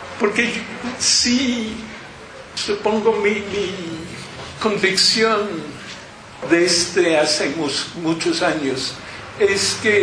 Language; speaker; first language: Spanish; non-native, fluent; English